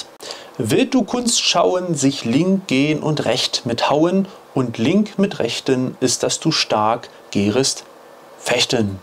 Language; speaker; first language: German; native; German